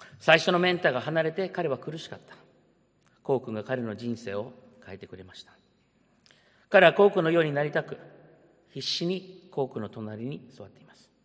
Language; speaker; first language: Japanese; early bilingual, heritage; Japanese